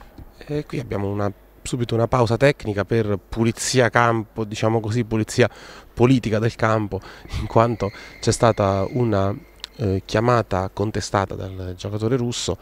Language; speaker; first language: Italian; native; Italian